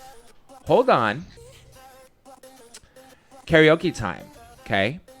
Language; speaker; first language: English; native; English